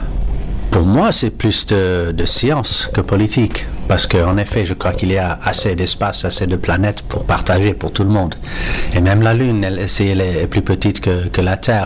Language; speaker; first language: French; non-native, fluent; English